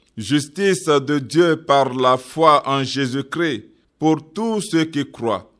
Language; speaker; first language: French; non-native, local second language; Yoruba